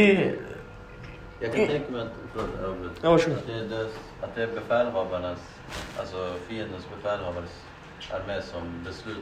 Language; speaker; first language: Swedish; early bilingual, other home language; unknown